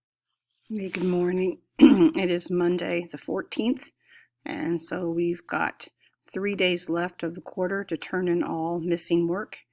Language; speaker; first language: English; native; English